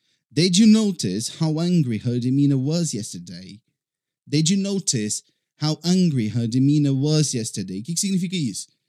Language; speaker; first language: English; non-native, fluent; Portuguese